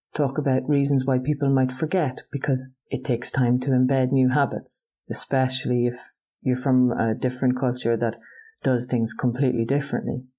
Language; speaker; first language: English; native; English